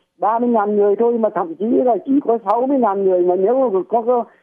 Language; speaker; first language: Vietnamese; native; Vietnamese